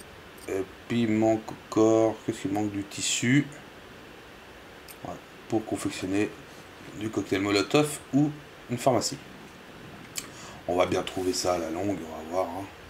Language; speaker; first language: French; native; French